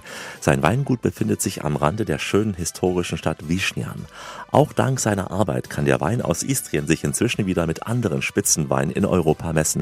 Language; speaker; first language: German; native; German